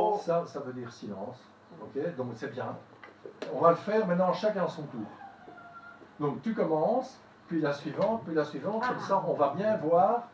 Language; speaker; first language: French; non-native, fluent; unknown